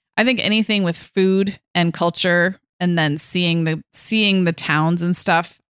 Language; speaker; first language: English; native; English